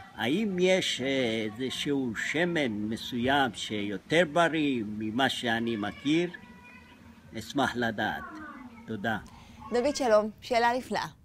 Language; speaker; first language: Hebrew; native; Hebrew